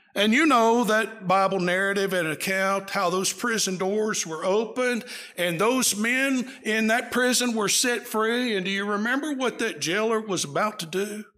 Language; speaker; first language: English; native; English